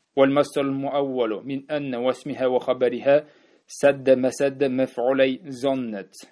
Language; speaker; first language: Arabic; non-native, fluent; Uzbek